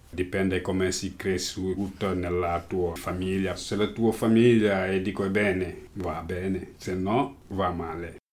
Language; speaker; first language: Italian; non-native, learner; Wolof